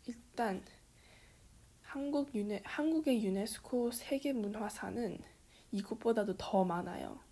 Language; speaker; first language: Korean; early bilingual, heritage; Korean